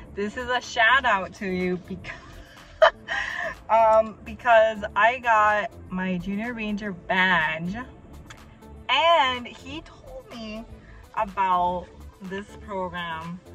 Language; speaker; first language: English; native; English